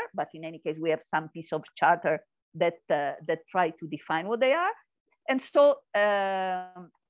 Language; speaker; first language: English; non-native, learner; Italian